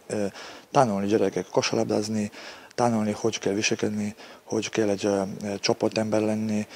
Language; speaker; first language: Hungarian; non-native, learner; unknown